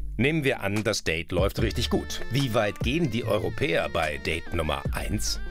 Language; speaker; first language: German; native; German